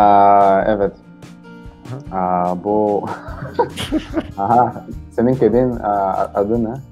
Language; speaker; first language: Turkish; non-native, learner; Portuguese